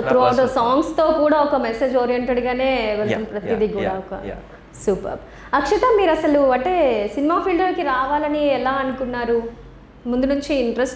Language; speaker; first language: Telugu; native; Telugu